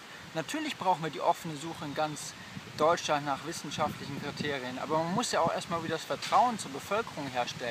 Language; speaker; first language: German; native; German